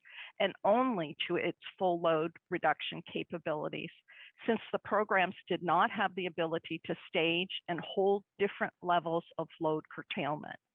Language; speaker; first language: English; native; English